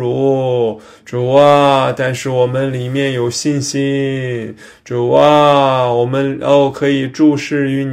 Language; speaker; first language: Chinese; native; Chinese